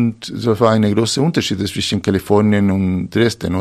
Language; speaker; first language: German; non-native, fluent; Spanish